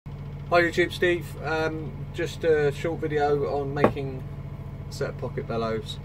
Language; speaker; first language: English; native; English